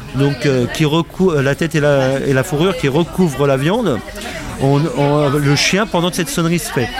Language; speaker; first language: French; native; French